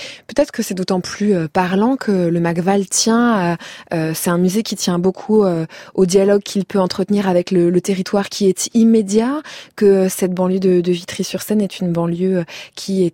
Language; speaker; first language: French; native; French